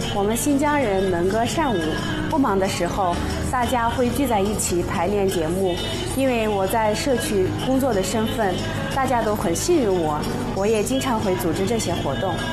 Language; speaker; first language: Chinese; non-native, local second language; Uyghur